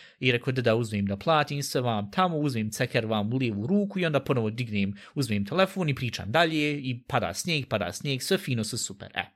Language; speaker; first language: Bosnian; early bilingual, heritage; Bosnian